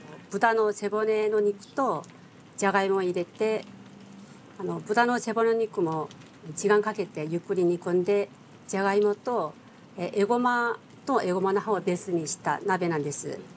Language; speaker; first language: Japanese; non-native, fluent; Korean